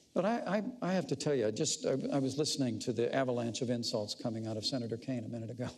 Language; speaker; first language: English; native; English